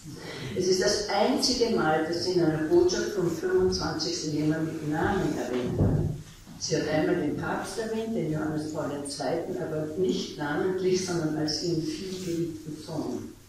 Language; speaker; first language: German; native; German